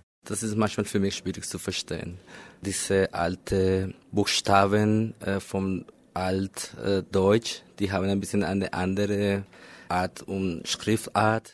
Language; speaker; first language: German; non-native, fluent; Spanish